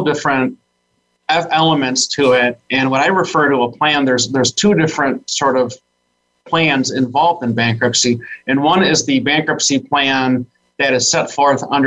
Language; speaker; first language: English; native; English